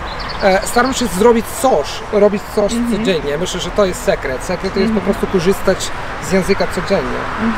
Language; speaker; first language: Polish; non-native, fluent; Italian